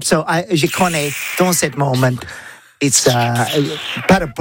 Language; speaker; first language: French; non-native, learner; English